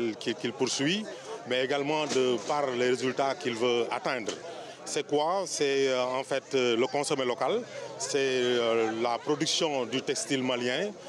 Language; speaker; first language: French; non-native, local second language; Bambara